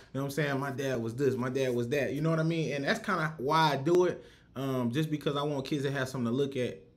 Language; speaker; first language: English; native; English